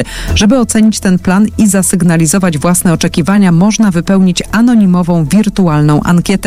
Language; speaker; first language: Polish; native; Polish